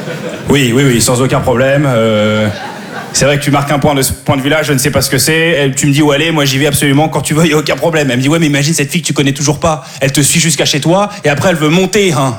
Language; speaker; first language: French; native; French